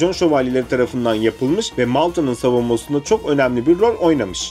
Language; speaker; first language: Turkish; native; Turkish